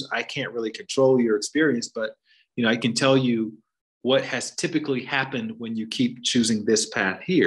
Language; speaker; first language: English; native; English